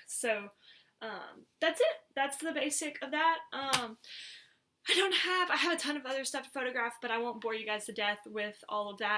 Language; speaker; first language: English; native; English